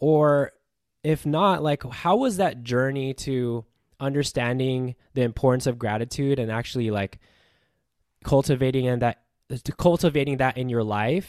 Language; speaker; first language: English; native; English